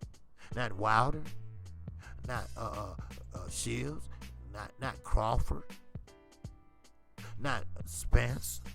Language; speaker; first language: English; native; English